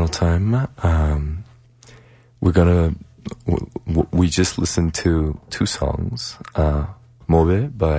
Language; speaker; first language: English; non-native, fluent; Persian